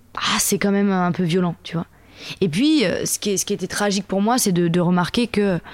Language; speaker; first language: French; native; French